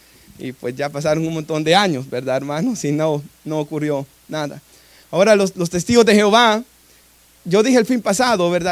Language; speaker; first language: Spanish; native; Spanish